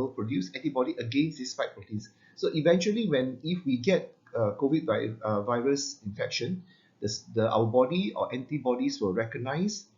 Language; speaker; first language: English; non-native, local second language; Malay